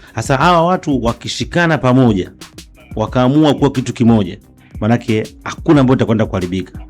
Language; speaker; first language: Swahili; native; Swahili